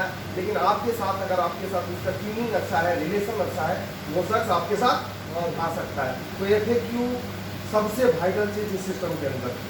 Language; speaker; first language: Hindi; native; Hindi